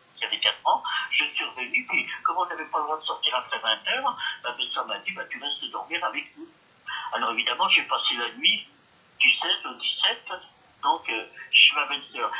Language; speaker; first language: French; early bilingual, other home language; Yiddish